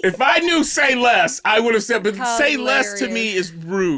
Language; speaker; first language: English; native; English